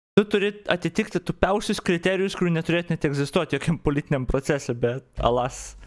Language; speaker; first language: Lithuanian; native; Lithuanian